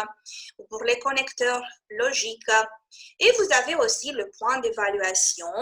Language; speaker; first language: French; non-native, fluent; Romanian